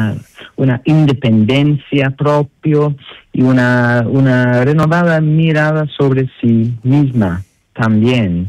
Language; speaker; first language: Spanish; non-native, fluent; English